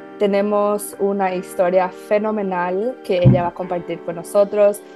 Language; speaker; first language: Spanish; early bilingual, heritage; Spanish